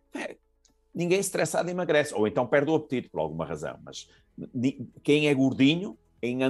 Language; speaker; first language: Portuguese; native; Portuguese